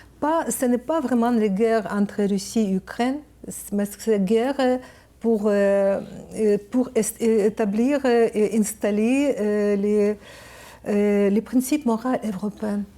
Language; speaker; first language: French; non-native, learner; Ukrainian